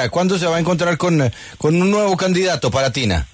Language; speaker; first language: Spanish; native; Spanish